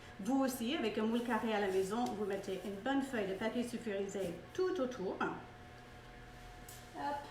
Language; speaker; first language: French; non-native, fluent; English